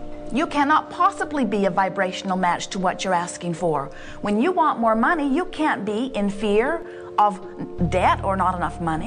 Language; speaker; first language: English; native; English